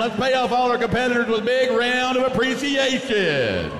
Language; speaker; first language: English; native; English